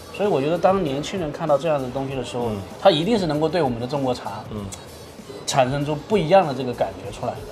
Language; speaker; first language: Chinese; native; Chinese